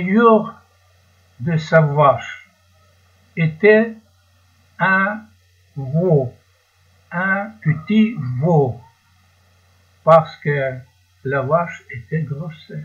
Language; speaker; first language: French; non-native, learner; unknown